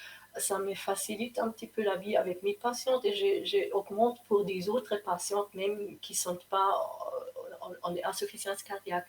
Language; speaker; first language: French; non-native, fluent; German